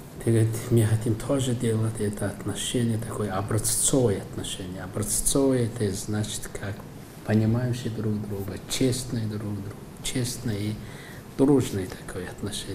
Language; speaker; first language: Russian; non-native, fluent; Mongolian